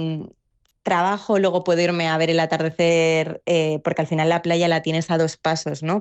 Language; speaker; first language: Spanish; native; Spanish